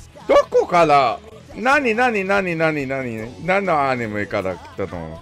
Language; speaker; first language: Japanese; non-native, learner; English